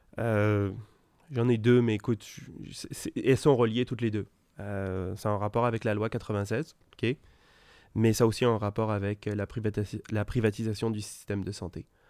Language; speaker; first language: French; native; French